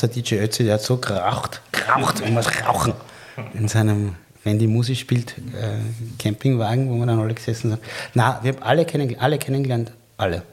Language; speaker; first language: German; native; German